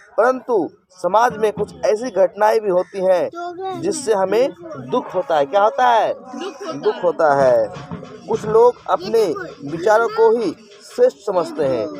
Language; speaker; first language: Hindi; native; Hindi